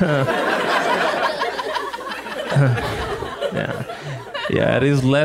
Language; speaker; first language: English; non-native, fluent; Arabic